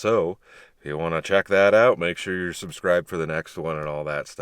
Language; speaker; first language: English; native; English